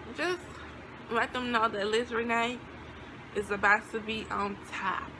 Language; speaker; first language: English; native; English